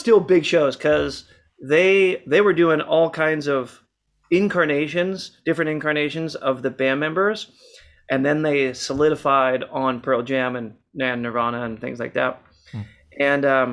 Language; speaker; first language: English; native; English